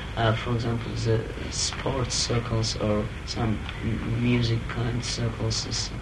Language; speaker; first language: English; non-native, learner; Russian